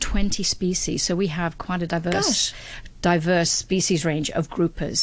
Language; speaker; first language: English; native; English